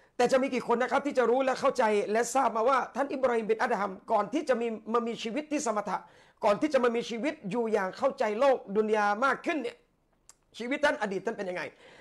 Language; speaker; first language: Thai; non-native, local second language; Malay